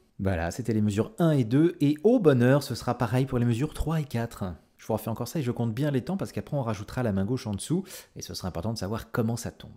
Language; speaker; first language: French; native; French